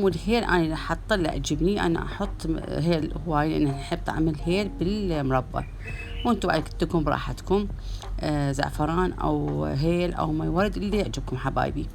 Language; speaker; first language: Arabic; native; Arabic